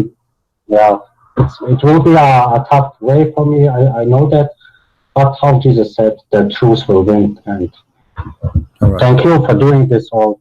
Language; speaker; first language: English; non-native, learner; Bosnian